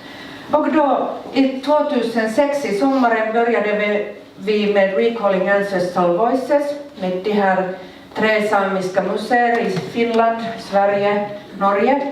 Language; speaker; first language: Swedish; non-native, local second language; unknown